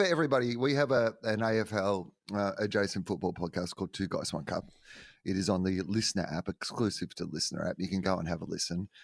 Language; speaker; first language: English; native; English